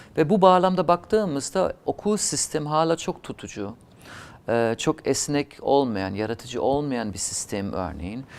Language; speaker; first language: Turkish; non-native, fluent; German